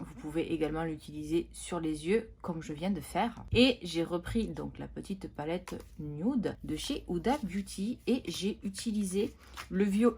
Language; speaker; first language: French; native; French